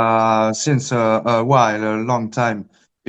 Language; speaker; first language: English; early bilingual, heritage; Spanish